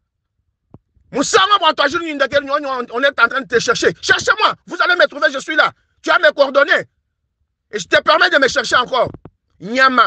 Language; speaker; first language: French; non-native, local second language; Luba-Lulua